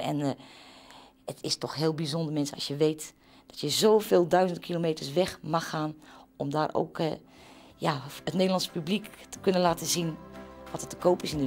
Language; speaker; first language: Dutch; native; Dutch